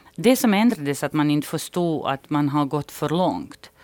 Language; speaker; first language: Swedish; non-native, fluent; Bosnian